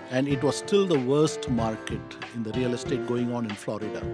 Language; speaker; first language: English; non-native, local second language; Tamil